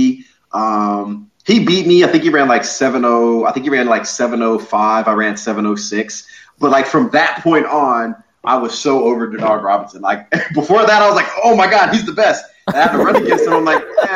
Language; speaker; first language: English; native; English